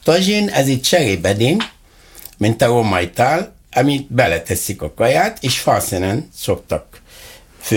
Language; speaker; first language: Hungarian; non-native, fluent; Arabic